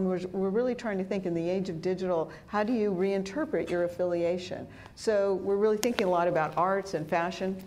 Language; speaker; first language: English; early bilingual, other home language; Spanish